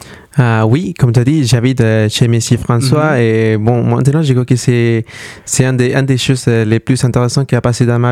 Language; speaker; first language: French; non-native, fluent; Spanish